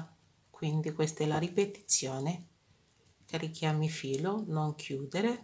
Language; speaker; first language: Italian; non-native, fluent; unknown